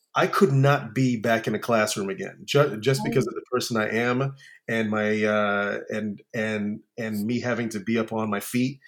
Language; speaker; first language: English; native; English